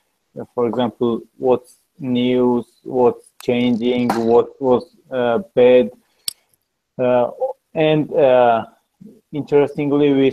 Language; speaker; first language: English; non-native, learner; Georgian